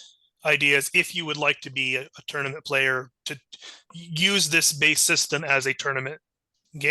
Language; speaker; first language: English; native; English